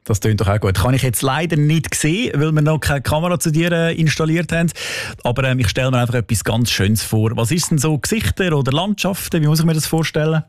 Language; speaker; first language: German; native; German